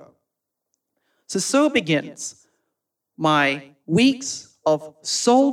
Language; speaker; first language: English; native; English